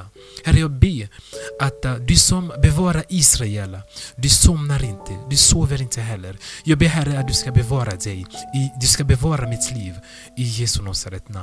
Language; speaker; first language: Swedish; non-native, fluent; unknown